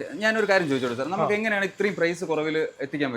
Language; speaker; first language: Malayalam; native; Malayalam